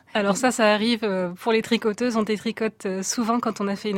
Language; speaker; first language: French; native; French